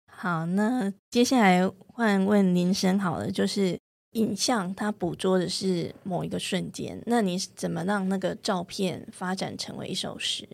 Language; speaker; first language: Chinese; native; Chinese